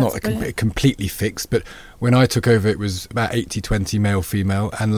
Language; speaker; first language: English; native; English